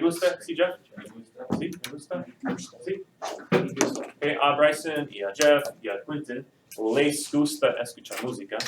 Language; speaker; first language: Spanish; non-native, fluent; English